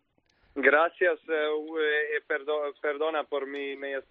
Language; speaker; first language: Spanish; non-native, learner; Serbian